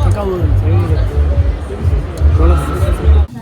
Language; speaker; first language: Korean; non-native, learner; Chinese